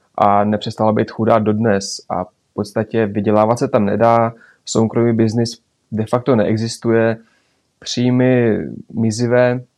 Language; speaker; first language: Czech; early bilingual, other home language; Belarusian